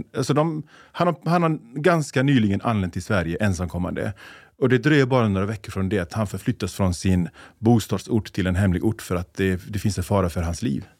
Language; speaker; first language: Swedish; early bilingual, other home language; Persian